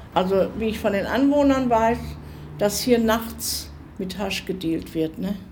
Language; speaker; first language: German; native; German